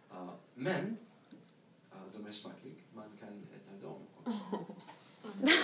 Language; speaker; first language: Swedish; non-native, learner; English